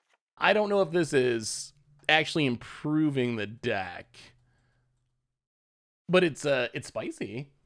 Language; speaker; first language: English; native; English